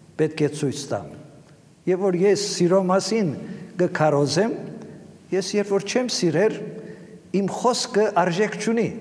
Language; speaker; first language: Armenian; native; Armenian